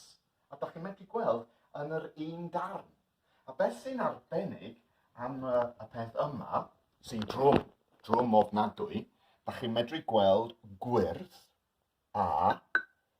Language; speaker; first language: Welsh; non-native, local second language; English